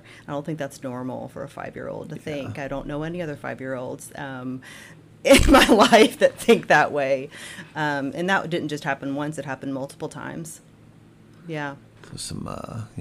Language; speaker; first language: English; native; English